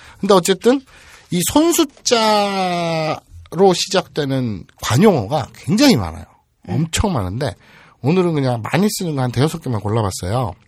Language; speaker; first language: Korean; native; Korean